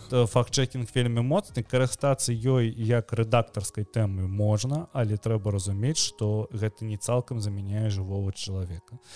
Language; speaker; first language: Belarusian; non-native, local second language; Russian